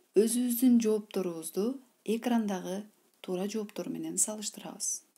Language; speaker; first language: Kyrgyz; non-native, local second language; Uzbek